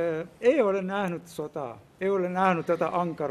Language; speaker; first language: Finnish; non-native, fluent; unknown